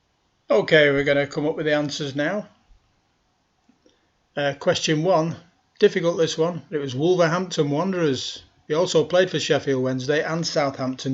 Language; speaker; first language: English; native; English